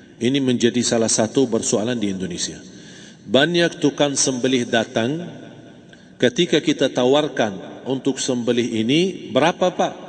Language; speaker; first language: Malay; non-native, fluent; Arabic